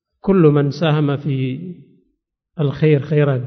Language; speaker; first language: Arabic; non-native, fluent; Indonesian